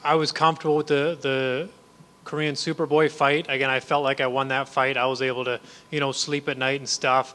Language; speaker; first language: English; native; English